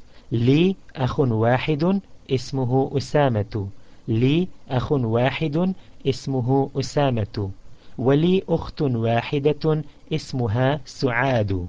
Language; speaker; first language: Arabic; non-native, fluent; English